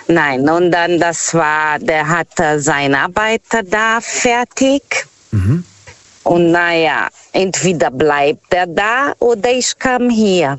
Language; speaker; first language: German; non-native, fluent; Portuguese